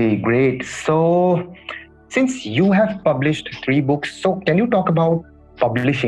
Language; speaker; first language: English; non-native, local second language; Assamese